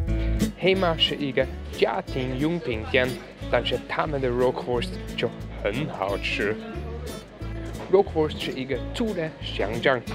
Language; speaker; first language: Chinese; non-native, fluent; German